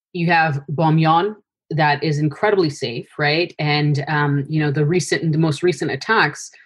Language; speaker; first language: English; early bilingual, other home language; Persian